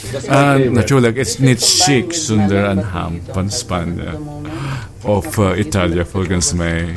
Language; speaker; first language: Dutch; non-native, learner; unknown